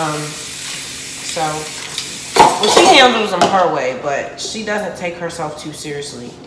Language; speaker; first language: English; native; English